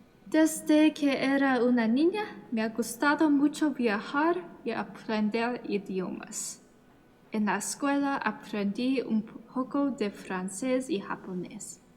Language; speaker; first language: Spanish; non-native, learner; English